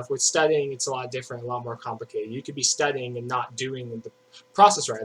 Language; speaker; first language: English; native; English